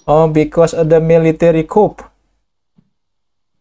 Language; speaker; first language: English; non-native, learner; Indonesian